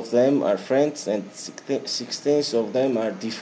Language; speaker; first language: English; non-native, learner; Georgian